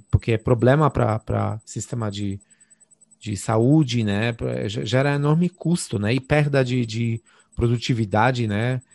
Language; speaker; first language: Portuguese; non-native, fluent; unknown